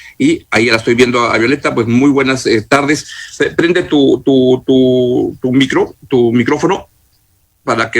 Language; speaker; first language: Spanish; native; Spanish